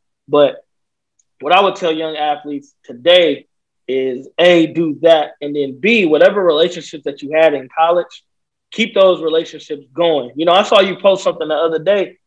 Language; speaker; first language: English; native; English